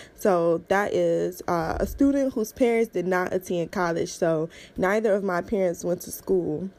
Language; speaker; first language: English; native; English